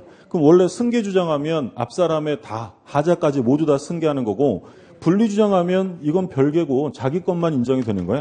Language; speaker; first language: Korean; native; Korean